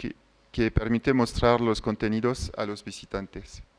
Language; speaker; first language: Spanish; non-native, fluent; French